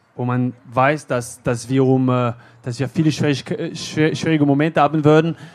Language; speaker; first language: German; native; German